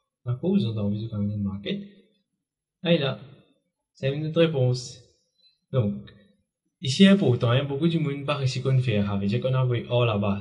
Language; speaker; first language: French; non-native, local second language; Morisyen